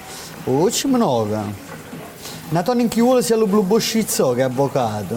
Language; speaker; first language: Russian; non-native, learner; Italian